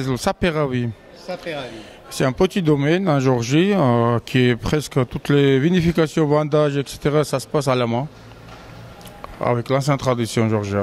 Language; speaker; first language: French; non-native, learner; Georgian